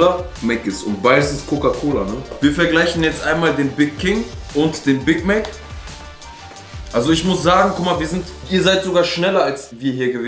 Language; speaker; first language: German; native; German